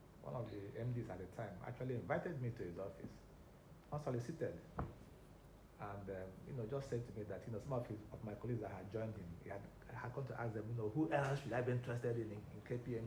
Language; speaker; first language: English; non-native, local second language; Igbo